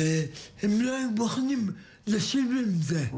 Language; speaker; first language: Hebrew; early bilingual, other home language; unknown